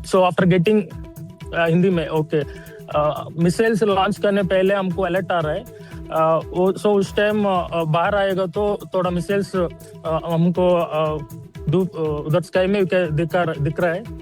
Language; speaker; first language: Hindi; non-native, local second language; Telugu